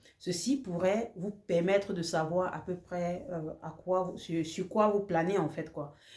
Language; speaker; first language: French; native; French